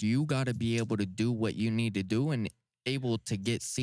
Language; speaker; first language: English; native; English